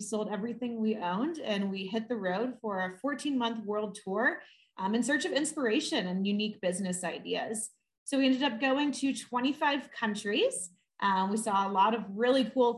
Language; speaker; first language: English; native; English